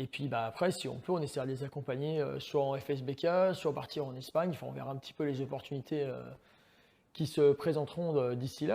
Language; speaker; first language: French; native; French